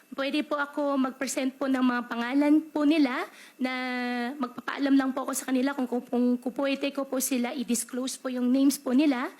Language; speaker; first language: Filipino; native; Filipino